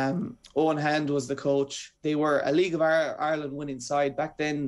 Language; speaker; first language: English; native; English